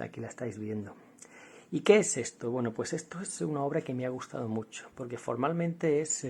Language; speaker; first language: Spanish; native; Spanish